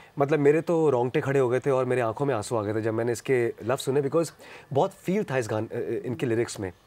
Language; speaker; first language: Hindi; non-native, local second language; Punjabi